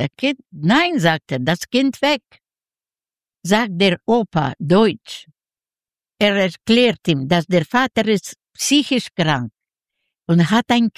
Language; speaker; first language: German; non-native, learner; Yiddish